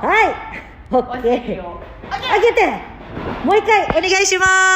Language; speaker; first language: Japanese; non-native, learner; Filipino